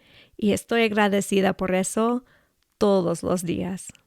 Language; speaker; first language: Spanish; non-native, fluent; English